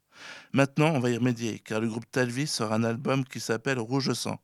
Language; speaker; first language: French; native; French